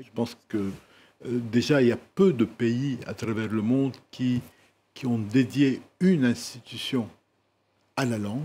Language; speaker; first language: French; non-native, local second language; Arabic